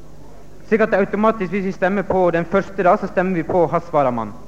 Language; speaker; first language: Norwegian; native; Norwegian